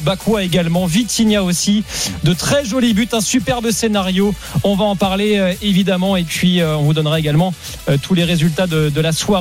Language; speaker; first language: French; native; French